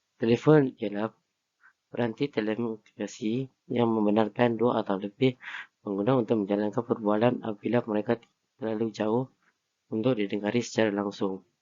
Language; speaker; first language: Malay; native; Malay